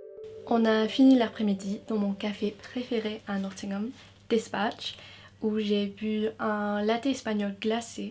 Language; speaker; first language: French; non-native, fluent; English